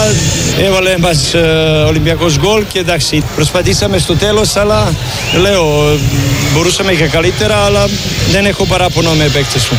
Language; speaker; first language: Greek; non-native, fluent; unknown